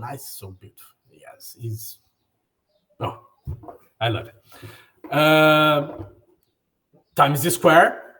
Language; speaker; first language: English; non-native, learner; Portuguese